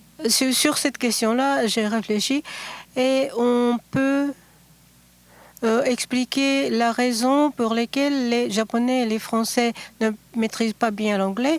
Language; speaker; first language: French; non-native, fluent; Japanese